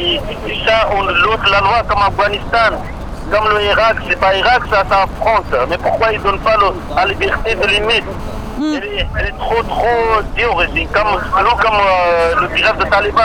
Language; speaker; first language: French; non-native, learner; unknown